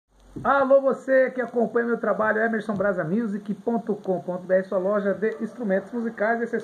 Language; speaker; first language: Portuguese; native; Portuguese